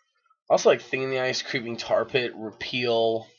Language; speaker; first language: English; native; English